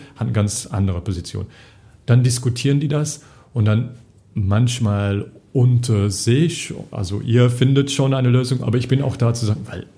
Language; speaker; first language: German; non-native, fluent; English